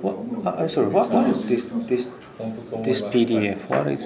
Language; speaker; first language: English; non-native, learner; Japanese